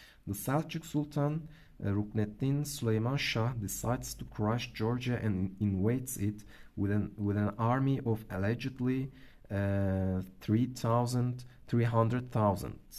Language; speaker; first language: English; non-native, fluent; Turkish